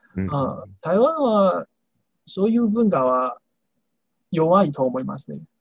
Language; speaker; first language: Japanese; non-native, fluent; Chinese